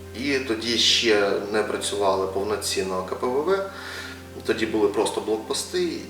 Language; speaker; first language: Ukrainian; native; Ukrainian